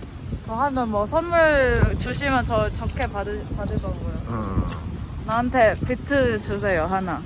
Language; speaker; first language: Korean; non-native, fluent; Indonesian